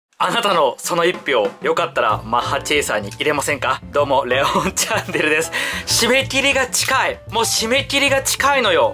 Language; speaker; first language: Japanese; native; Japanese